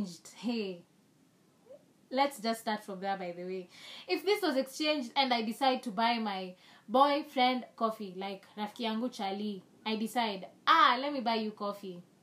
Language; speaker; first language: English; non-native, local second language; Swahili